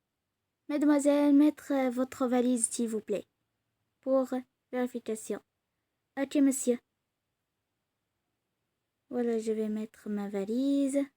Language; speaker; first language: French; non-native, learner; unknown